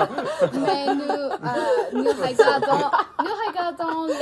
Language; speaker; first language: French; non-native, learner; English